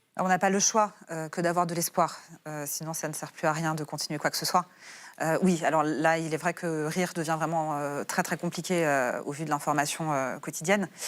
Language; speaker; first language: French; early bilingual, other home language; Persian